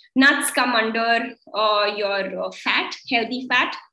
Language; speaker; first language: English; non-native, local second language; Kannada